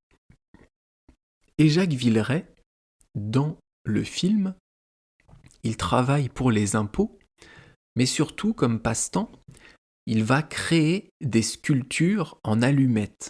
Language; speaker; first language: French; native; French